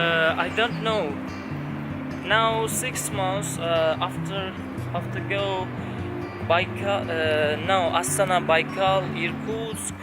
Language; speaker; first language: English; non-native, learner; Turkish